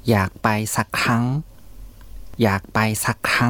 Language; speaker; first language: Thai; non-native, fluent; Japanese